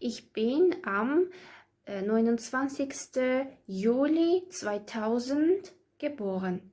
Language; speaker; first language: German; non-native, learner; Azerbaijani